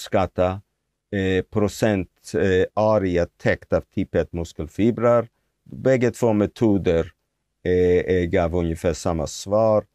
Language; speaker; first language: Swedish; non-native, fluent; Hebrew